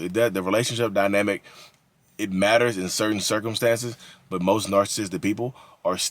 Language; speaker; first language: English; native; English